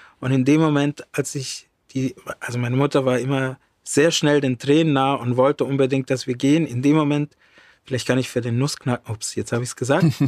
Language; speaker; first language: German; early bilingual, other home language; Romany